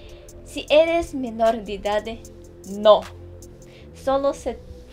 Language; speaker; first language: Spanish; non-native, fluent; Portuguese